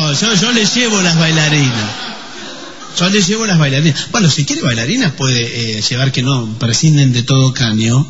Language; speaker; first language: Spanish; native; Spanish